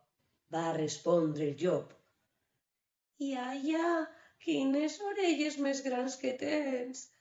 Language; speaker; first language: Catalan; native; Catalan